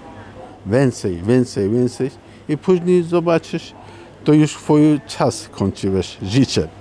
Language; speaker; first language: Polish; non-native, learner; Turkish